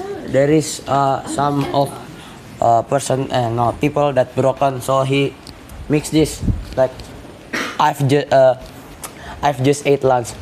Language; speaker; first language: English; non-native, learner; Indonesian